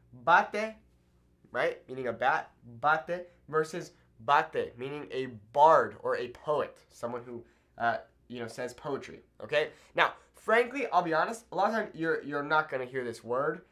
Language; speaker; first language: English; native; English